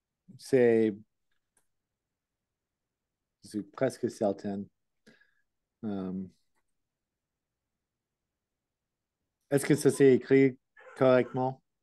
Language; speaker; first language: French; non-native, learner; English